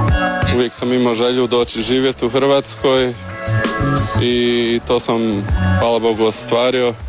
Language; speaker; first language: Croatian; early bilingual, heritage; English